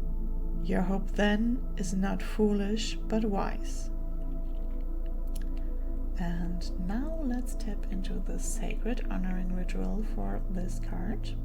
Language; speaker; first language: English; non-native, fluent; German